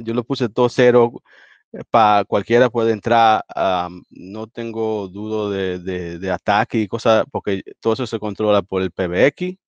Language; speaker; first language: Spanish; early bilingual, heritage; Spanish